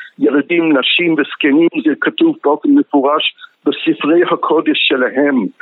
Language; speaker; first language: Hebrew; non-native, fluent; English